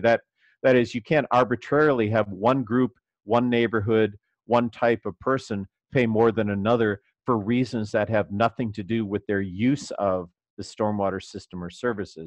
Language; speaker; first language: English; native; English